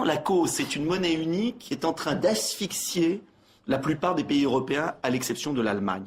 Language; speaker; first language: French; native; French